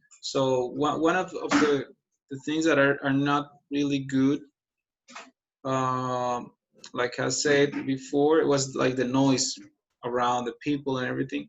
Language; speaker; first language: English; non-native, fluent; Spanish